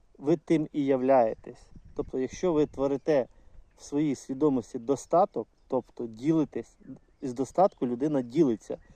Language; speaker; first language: Ukrainian; non-native, local second language; Russian